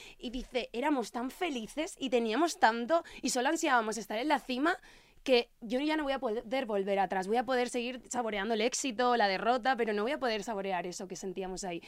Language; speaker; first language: Spanish; native; Spanish